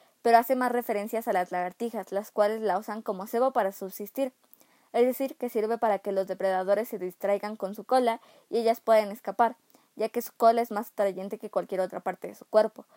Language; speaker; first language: Spanish; native; Spanish